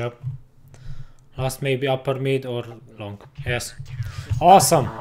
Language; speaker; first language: English; non-native, learner; Hungarian